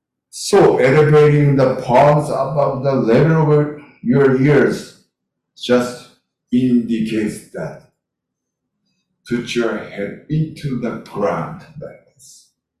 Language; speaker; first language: English; non-native, learner; Japanese